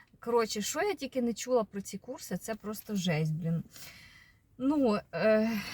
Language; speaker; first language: Ukrainian; non-native, local second language; Russian